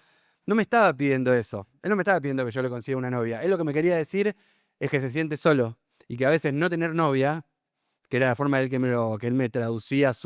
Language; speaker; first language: Spanish; native; Spanish